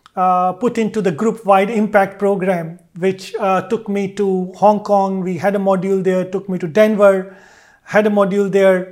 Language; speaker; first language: English; non-native, local second language; Hindi